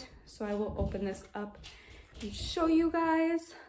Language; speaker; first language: English; native; English